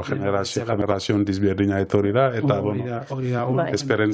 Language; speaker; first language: Basque; non-native, learner; Wolof